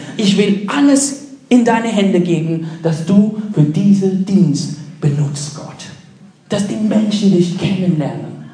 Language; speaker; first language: German; non-native, fluent; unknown